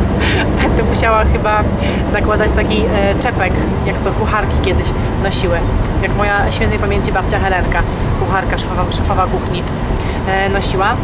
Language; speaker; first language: Polish; native; Polish